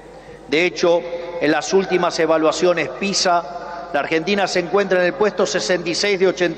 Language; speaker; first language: Spanish; native; Spanish